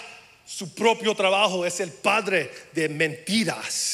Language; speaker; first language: Spanish; early bilingual, heritage; English